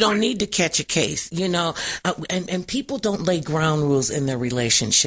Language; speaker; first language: English; native; English